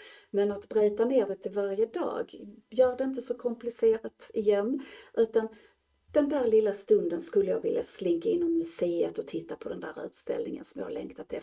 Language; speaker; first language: Swedish; native; Swedish